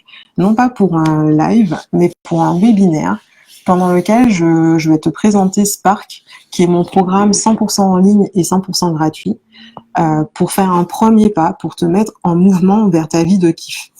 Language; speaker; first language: French; native; French